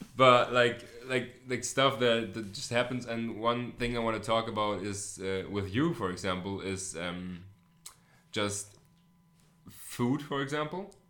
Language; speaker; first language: English; non-native, fluent; German